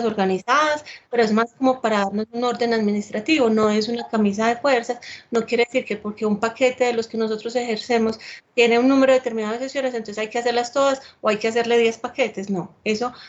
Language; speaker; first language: Spanish; native; Spanish